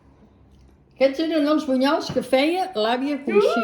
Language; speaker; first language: Catalan; native; Catalan